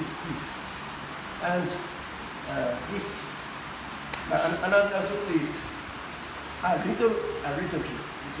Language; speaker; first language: English; non-native, learner; Japanese